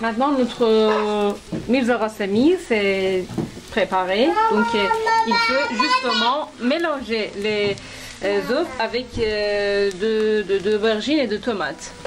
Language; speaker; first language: French; non-native, fluent; Persian